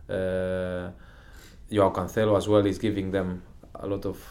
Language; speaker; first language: English; non-native, fluent; Spanish